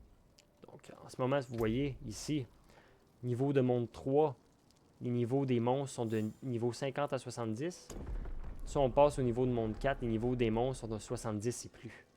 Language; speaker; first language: French; native; French